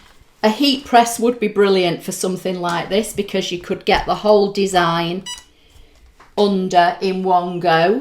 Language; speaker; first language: English; native; English